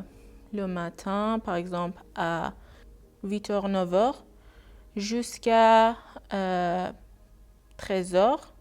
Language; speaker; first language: French; non-native, learner; Persian